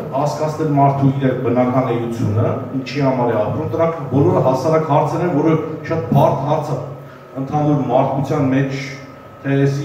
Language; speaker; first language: Armenian; native; Armenian